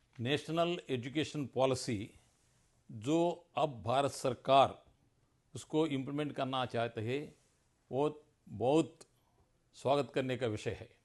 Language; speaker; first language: Hindi; non-native, local second language; Telugu